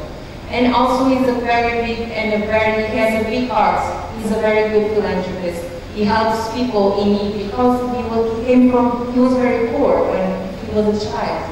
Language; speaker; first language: English; non-native, fluent; Portuguese